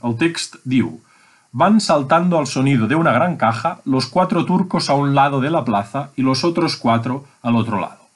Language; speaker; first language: Spanish; non-native, local second language; Catalan